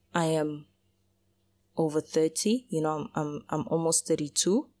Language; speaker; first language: English; early bilingual, other home language; Portuguese